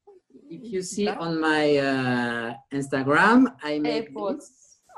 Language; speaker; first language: English; non-native, learner; French